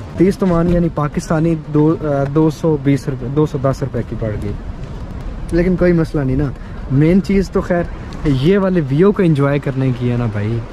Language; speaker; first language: Urdu; non-native, local second language; Punjabi